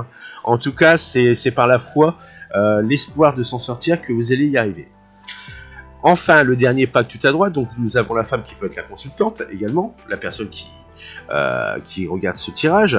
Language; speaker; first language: French; native; French